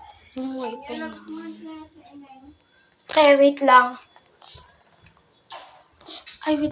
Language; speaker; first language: Filipino; native; Filipino